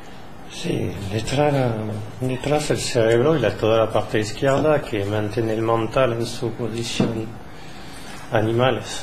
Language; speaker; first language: Spanish; non-native, learner; French